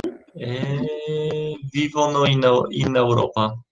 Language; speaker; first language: Italian; non-native, learner; Polish